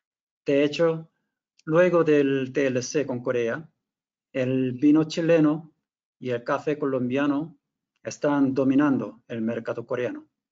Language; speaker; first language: Spanish; non-native, fluent; Korean